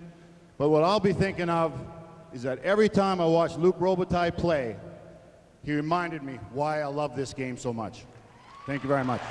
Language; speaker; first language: English; native; English